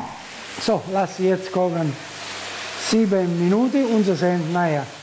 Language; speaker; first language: German; non-native, learner; Italian